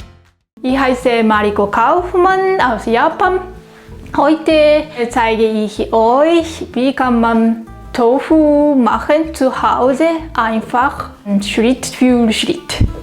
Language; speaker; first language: German; non-native, learner; Japanese